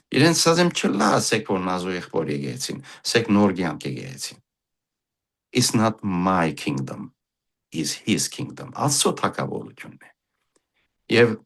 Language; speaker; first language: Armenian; early bilingual, heritage; Armenian